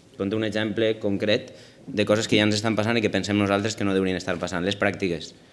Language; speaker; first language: Catalan; native; Catalan